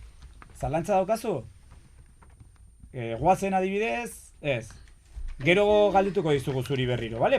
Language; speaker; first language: Basque; native; Basque